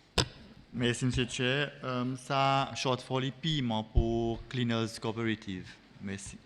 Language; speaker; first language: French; non-native, local second language; Seselwa Creole French